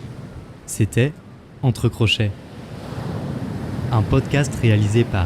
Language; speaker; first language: French; native; French